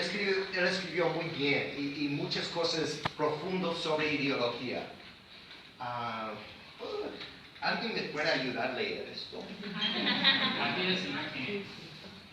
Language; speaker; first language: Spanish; non-native, fluent; English